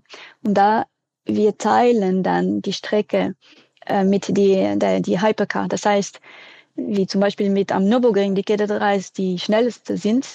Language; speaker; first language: German; non-native, fluent; French